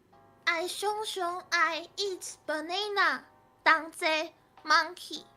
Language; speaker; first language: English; non-native, learner; Min Nan Chinese